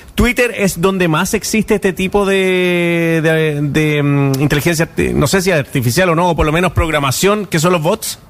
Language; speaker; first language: Spanish; native; Spanish